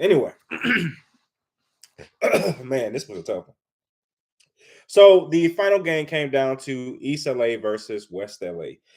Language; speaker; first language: English; native; English